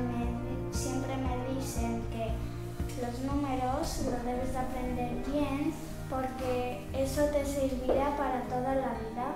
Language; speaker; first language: Spanish; early bilingual, other home language; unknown